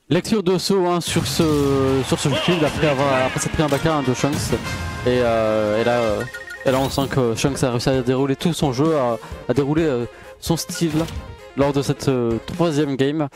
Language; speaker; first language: French; native; French